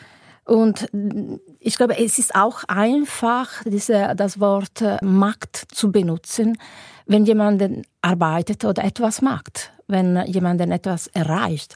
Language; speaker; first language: German; non-native, fluent; Italian